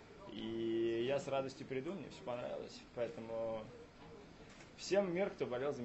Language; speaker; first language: Russian; native; Russian